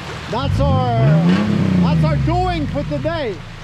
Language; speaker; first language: English; non-native, local second language; French